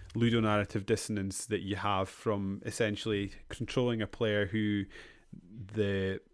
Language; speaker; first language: English; native; English